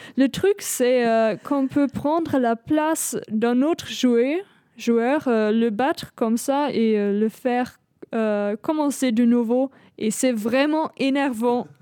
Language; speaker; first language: French; non-native, fluent; German